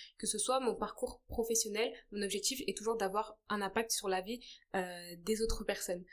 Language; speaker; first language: French; early bilingual, other home language; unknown